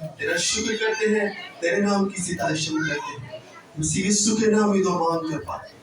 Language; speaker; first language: Urdu; non-native, local second language; Punjabi